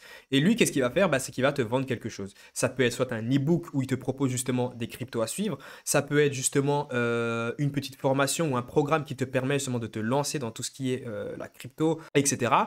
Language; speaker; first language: French; native; French